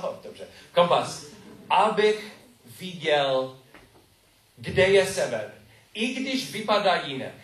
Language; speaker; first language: Czech; non-native, learner; English